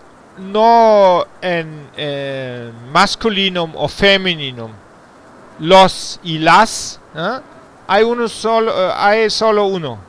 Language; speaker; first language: Spanish; non-native, learner; German